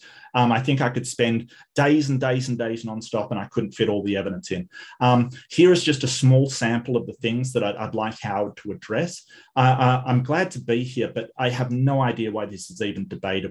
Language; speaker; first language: English; native; English